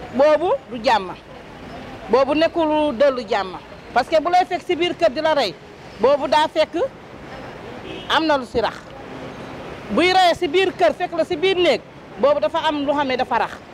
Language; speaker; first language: Wolof; non-native, local second language; Jola-Fonyi